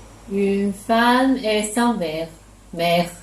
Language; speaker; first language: French; non-native, learner; Chinese